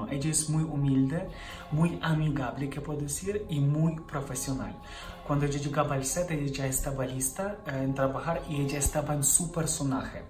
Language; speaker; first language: Spanish; non-native, fluent; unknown